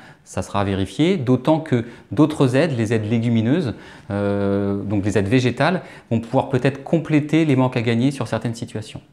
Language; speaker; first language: French; native; French